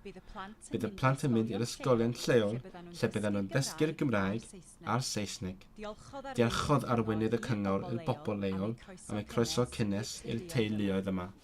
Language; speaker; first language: Welsh; non-native, learner; Cantonese